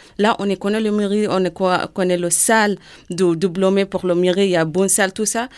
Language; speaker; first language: French; non-native, learner; Arabic